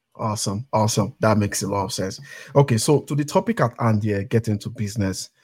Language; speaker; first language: English; non-native, local second language; Yoruba